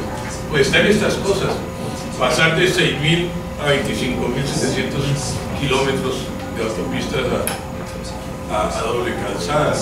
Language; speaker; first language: Spanish; native; Spanish